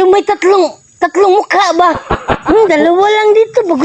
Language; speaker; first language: Filipino; non-native, local second language; Cebuano